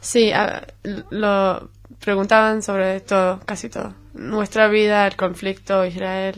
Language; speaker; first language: Spanish; non-native, learner; Hebrew